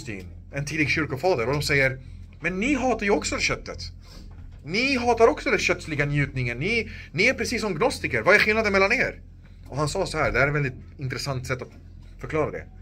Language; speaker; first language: Swedish; non-native, local second language; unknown